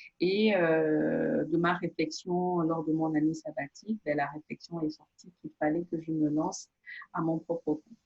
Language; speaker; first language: French; non-native, local second language; Portuguese